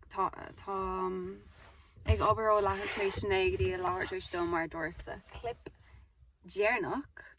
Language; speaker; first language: Irish; non-native, local second language; English